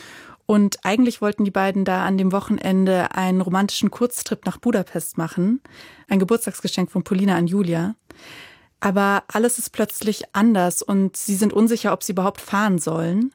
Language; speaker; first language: German; native; German